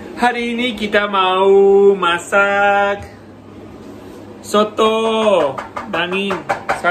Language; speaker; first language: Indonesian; non-native, learner; Spanish